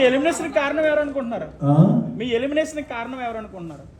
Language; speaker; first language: Telugu; native; Telugu